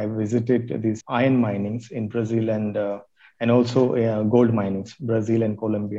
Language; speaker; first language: English; non-native, local second language; Marathi